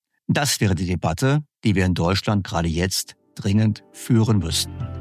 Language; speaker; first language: German; native; German